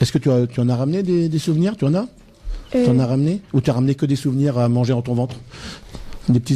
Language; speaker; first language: French; native; French